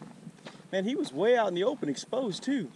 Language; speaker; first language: English; native; English